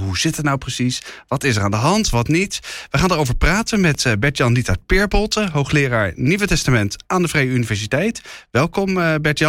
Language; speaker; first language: Dutch; native; Dutch